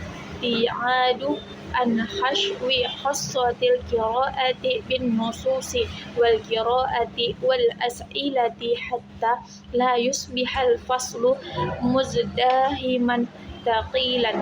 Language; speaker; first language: Arabic; non-native, learner; Indonesian